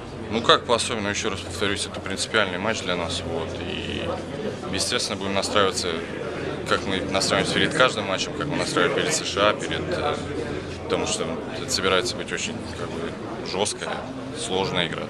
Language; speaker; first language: Russian; native; Russian